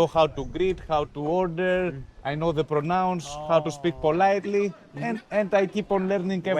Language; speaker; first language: English; non-native, fluent; Greek